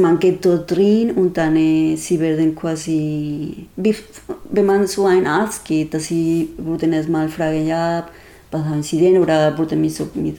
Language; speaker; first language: German; non-native, fluent; Spanish